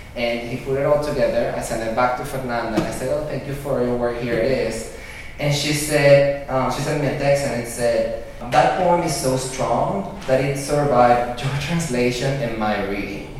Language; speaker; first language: English; early bilingual, other home language; Spanish